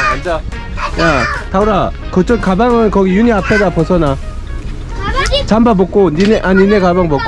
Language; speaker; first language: Korean; native; Korean